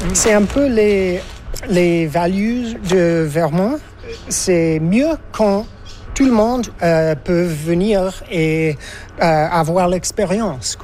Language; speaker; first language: French; non-native, learner; English